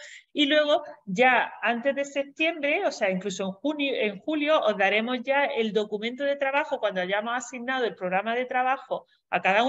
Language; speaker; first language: Spanish; native; Spanish